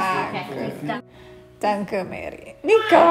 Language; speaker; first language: German; non-native, learner; Indonesian